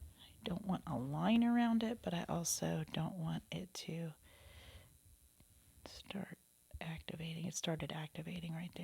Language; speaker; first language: English; native; English